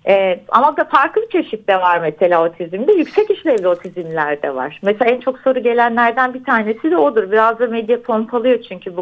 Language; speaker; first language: Turkish; native; Turkish